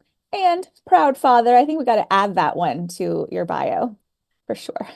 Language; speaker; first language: English; native; English